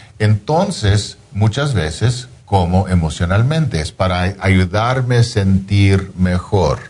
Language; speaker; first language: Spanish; non-native, fluent; English